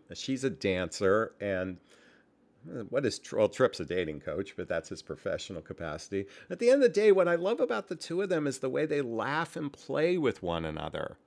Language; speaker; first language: English; native; English